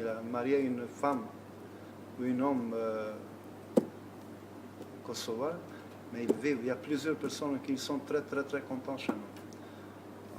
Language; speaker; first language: French; non-native, learner; Albanian